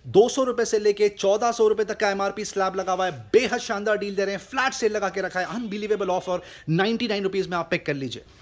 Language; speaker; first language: Hindi; native; Hindi